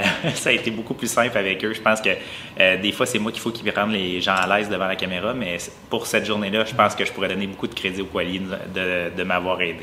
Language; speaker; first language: French; native; French